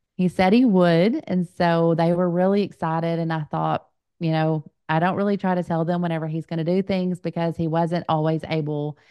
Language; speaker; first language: English; native; English